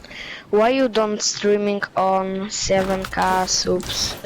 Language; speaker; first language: English; non-native, learner; Polish